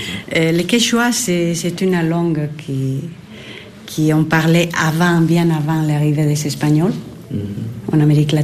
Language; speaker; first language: French; non-native, learner; Spanish